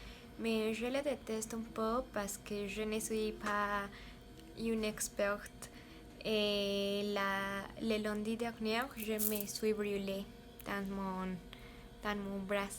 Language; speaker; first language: French; non-native, learner; Spanish